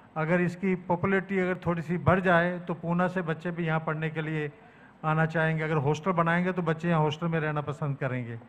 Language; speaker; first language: Hindi; native; Hindi